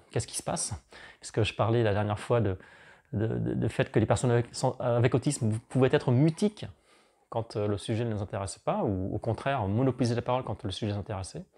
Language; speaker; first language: French; native; French